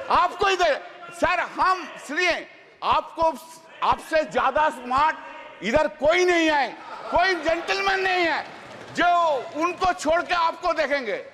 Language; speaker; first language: Hindi; non-native, local second language; Bangla